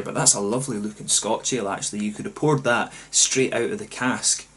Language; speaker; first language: English; native; English